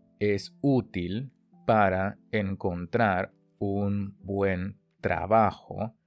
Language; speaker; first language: Spanish; non-native, fluent; Chinese